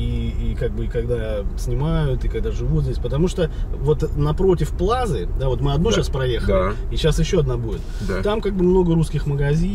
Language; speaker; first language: Russian; native; Russian